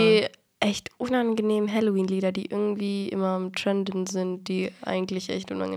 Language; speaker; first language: German; native; German